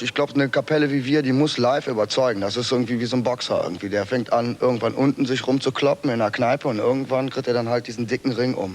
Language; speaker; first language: German; native; German